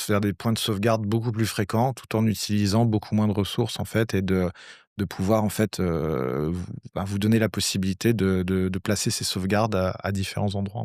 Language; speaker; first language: French; native; French